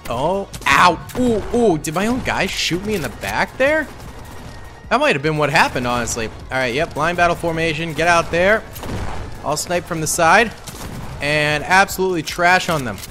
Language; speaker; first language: English; native; English